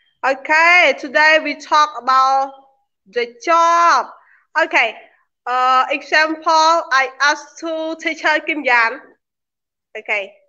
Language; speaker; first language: English; non-native, learner; Khmer